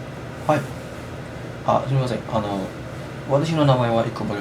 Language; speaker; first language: Japanese; non-native, learner; Indonesian